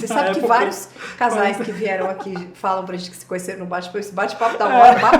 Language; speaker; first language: Portuguese; native; Portuguese